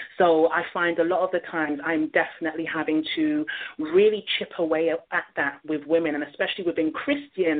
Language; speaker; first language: English; native; English